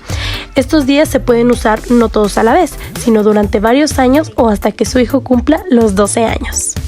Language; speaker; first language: Spanish; native; Spanish